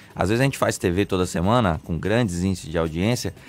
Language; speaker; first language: Portuguese; native; Portuguese